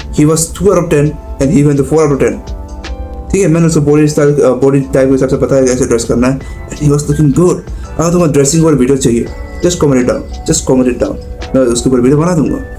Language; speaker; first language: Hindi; non-native, local second language; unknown